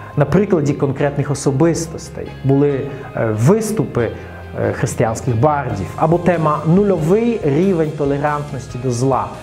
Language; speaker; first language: Ukrainian; non-native, fluent; Russian